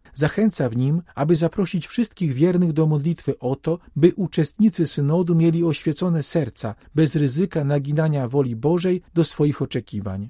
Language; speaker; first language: Polish; native; Polish